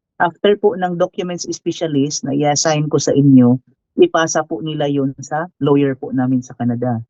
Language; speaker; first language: Filipino; native; Filipino